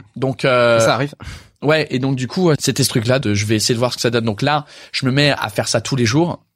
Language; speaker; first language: French; non-native, fluent; English